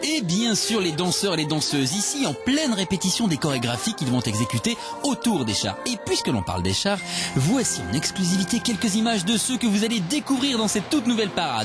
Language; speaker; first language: French; native; French